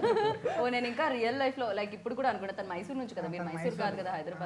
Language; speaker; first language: Telugu; native; Telugu